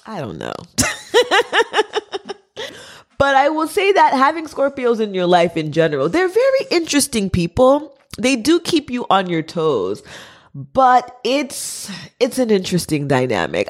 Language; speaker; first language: English; early bilingual, other home language; Haitian Creole